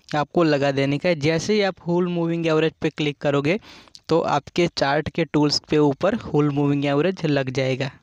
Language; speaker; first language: Hindi; non-native, local second language; Gujarati